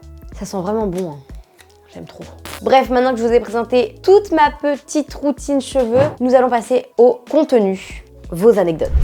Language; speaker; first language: French; native; French